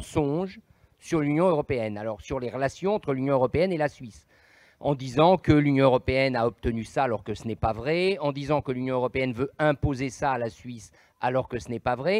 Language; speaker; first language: French; native; French